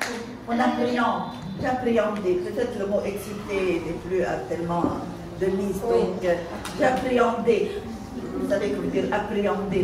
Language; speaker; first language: French; non-native, local second language; Arabic